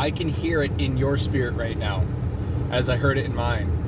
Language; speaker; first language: English; native; English